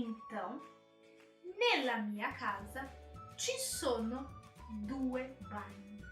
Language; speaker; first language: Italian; non-native, fluent; Portuguese